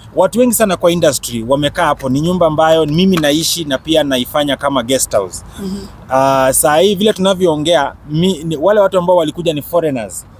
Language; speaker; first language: Swahili; native; Swahili